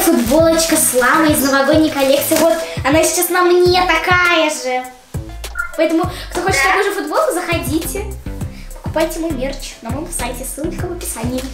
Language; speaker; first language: Russian; native; Russian